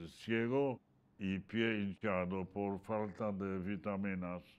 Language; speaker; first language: Spanish; non-native, fluent; Polish